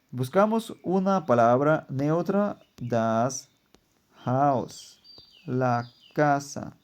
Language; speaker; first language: Spanish; non-native, fluent; German